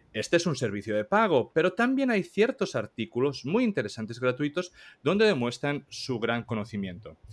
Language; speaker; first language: Spanish; native; Spanish